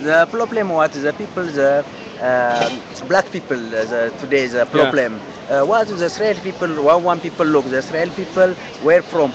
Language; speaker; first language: English; non-native, learner; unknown